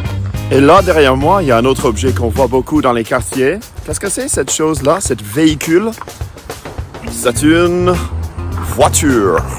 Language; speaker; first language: French; non-native, fluent; English